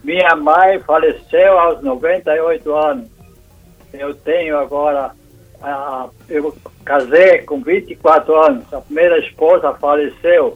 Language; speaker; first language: Portuguese; non-native, local second language; German